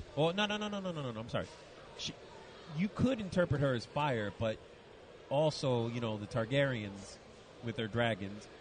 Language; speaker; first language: English; native; English